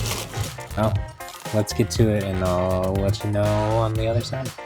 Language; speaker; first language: English; native; English